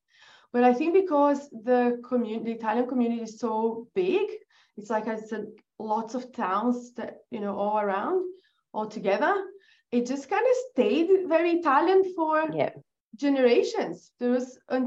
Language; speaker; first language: English; non-native, fluent; Portuguese